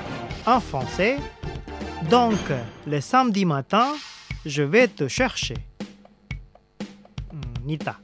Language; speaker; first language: French; non-native, fluent; Indonesian